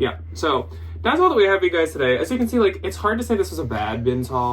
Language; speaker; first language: English; native; English